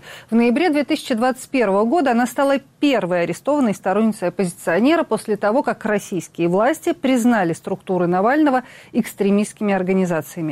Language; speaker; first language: Russian; native; Russian